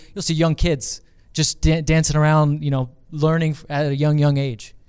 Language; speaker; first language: English; native; English